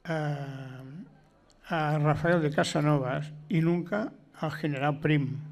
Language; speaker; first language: Spanish; non-native, local second language; Catalan